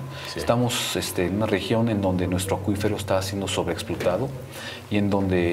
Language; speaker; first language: Spanish; native; Spanish